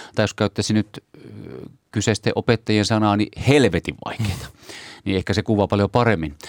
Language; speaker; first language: Finnish; native; Finnish